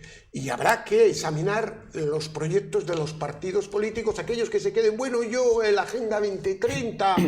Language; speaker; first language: Spanish; native; Spanish